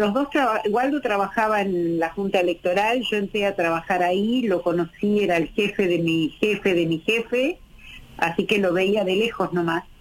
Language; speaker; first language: Spanish; native; Spanish